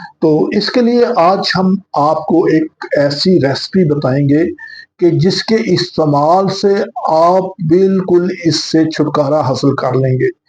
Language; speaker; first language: Urdu; non-native, local second language; Punjabi